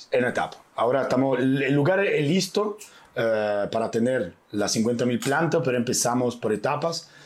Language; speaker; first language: Spanish; non-native, fluent; Italian